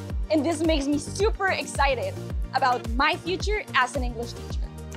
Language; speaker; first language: English; non-native, fluent; Spanish